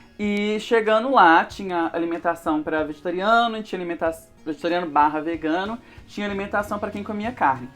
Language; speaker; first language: Portuguese; native; Portuguese